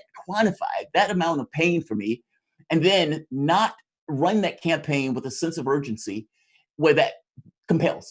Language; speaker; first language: English; native; English